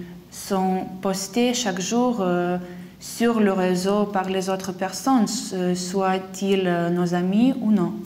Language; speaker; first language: French; non-native, fluent; Lithuanian